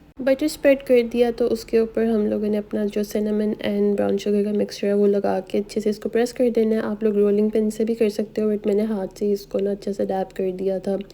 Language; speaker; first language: Urdu; native; Urdu